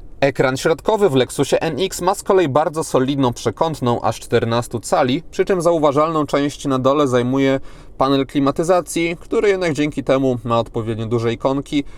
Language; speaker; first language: Polish; native; Polish